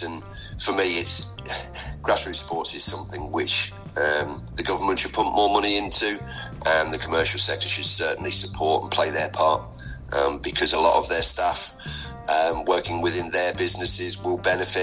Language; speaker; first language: English; native; English